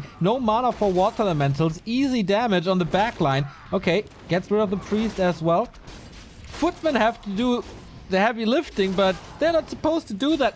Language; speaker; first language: English; non-native, fluent; German